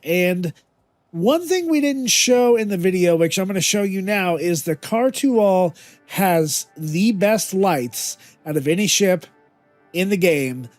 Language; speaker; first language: English; native; English